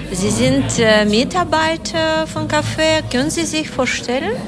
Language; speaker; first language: German; non-native, learner; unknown